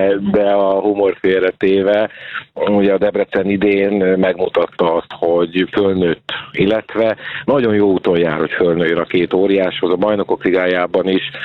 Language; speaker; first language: Hungarian; native; Hungarian